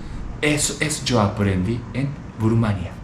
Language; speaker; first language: Spanish; non-native, learner; Japanese